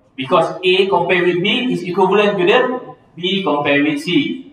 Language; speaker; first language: English; non-native, local second language; Malay